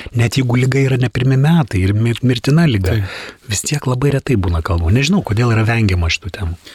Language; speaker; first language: Lithuanian; native; Lithuanian